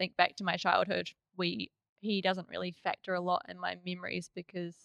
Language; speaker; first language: English; native; English